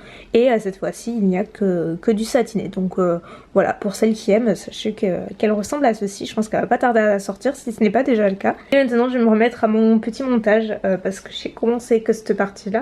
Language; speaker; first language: French; native; French